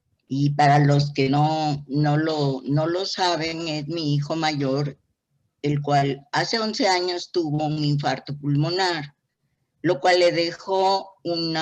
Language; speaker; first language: Spanish; native; Spanish